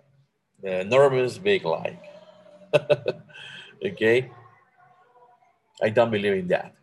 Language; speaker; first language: English; non-native, learner; Spanish